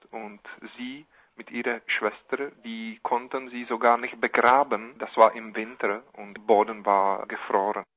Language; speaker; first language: German; non-native, fluent; Czech